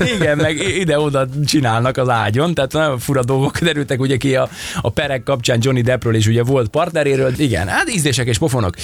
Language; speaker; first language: Hungarian; native; Hungarian